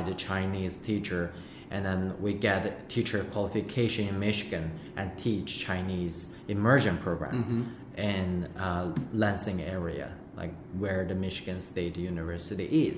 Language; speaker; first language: English; non-native, fluent; Chinese